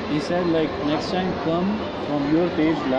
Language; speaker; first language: English; non-native, fluent; Pashto